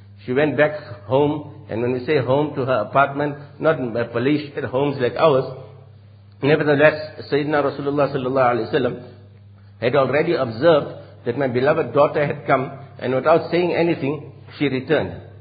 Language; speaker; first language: English; native; English